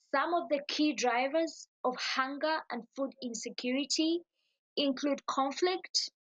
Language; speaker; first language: English; non-native, local second language; Ganda